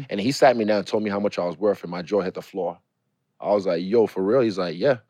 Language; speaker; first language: English; native; English